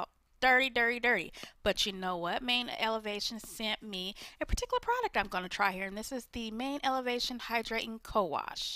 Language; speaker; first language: English; native; English